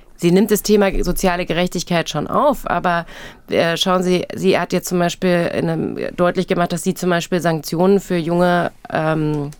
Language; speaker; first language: German; native; German